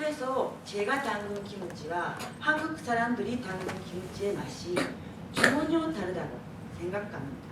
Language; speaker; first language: Korean; non-native, fluent; Japanese